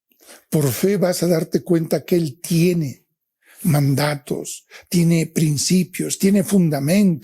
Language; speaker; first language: Spanish; native; Spanish